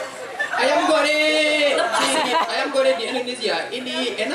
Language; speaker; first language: Indonesian; non-native, learner; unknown